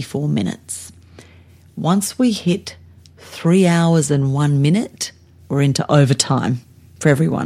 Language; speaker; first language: English; native; English